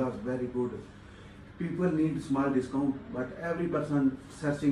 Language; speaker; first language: English; non-native, learner; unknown